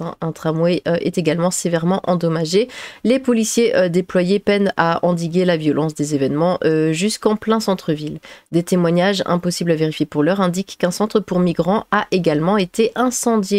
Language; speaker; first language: French; native; French